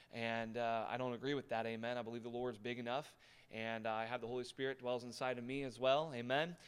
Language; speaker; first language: English; early bilingual, other home language; German